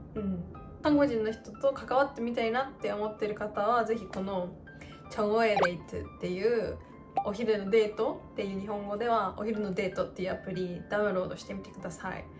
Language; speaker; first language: Japanese; native; Japanese